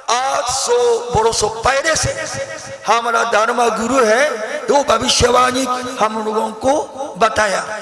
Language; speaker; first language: Hindi; non-native, learner; Japanese